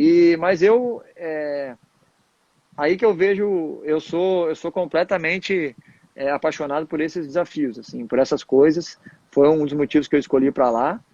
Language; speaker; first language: Portuguese; native; Portuguese